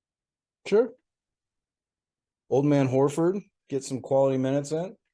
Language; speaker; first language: English; native; English